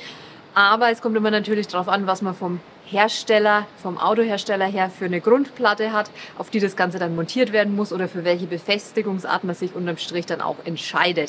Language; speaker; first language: German; native; German